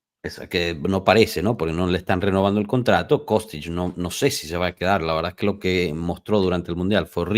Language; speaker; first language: Spanish; native; Spanish